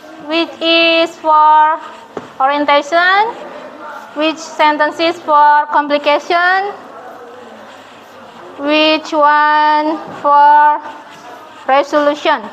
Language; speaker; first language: English; non-native, fluent; Indonesian